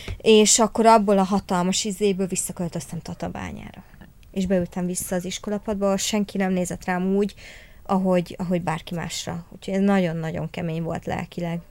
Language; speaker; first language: Hungarian; native; Hungarian